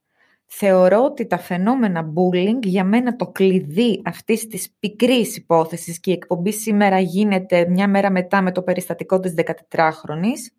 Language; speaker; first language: Greek; native; Greek